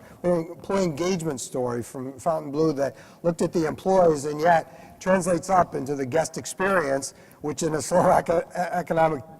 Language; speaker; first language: English; native; English